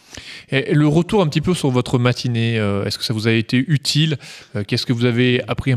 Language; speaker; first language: French; native; French